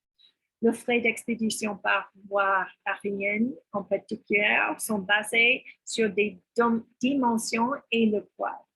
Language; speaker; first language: French; non-native, fluent; English